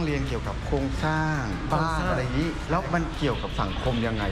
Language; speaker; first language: Thai; native; Thai